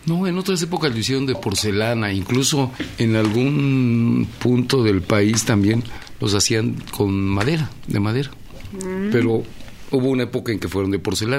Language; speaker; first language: Spanish; native; Spanish